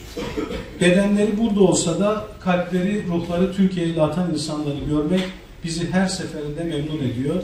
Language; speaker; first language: Turkish; native; Turkish